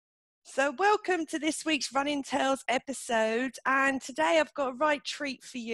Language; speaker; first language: English; native; English